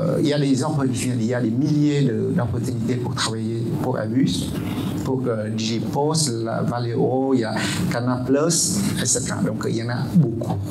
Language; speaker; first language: French; non-native, fluent; Vietnamese